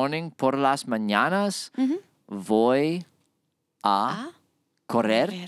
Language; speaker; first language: Spanish; non-native, learner; English